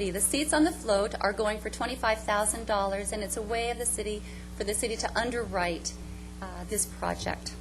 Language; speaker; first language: English; native; English